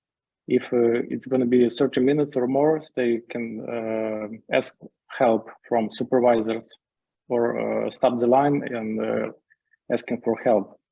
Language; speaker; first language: English; non-native, learner; Ukrainian